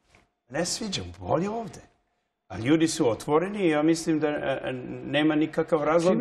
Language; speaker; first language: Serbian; early bilingual, heritage; English